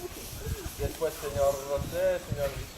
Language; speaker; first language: Spanish; non-native, learner; French